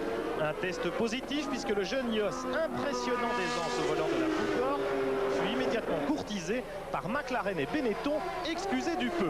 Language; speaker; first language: French; native; French